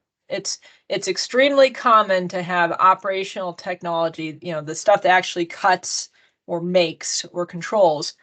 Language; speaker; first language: English; native; English